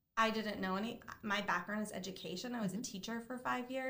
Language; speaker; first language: English; native; English